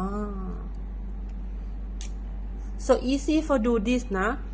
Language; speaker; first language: English; non-native, learner; Thai